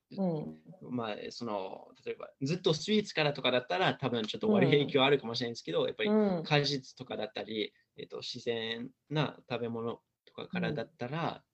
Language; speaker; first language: Japanese; non-native, fluent; English